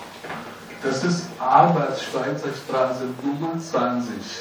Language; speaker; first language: German; non-native, learner; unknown